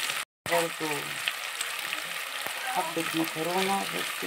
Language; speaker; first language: Arabic; native; Arabic